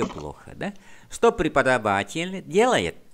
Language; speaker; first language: Russian; non-native, fluent; Vietnamese